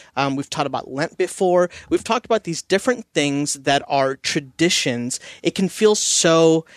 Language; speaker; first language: English; early bilingual, other home language; Hindi